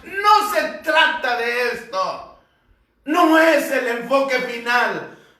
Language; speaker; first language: Spanish; native; Spanish